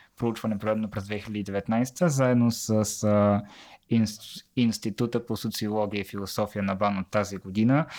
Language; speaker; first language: Bulgarian; native; Bulgarian